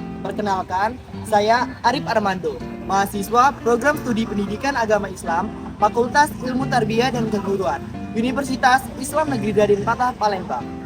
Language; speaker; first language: Indonesian; non-native, local second language; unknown